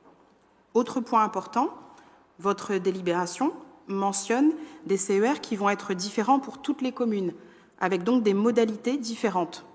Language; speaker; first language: French; native; French